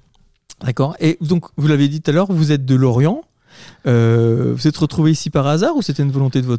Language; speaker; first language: French; native; French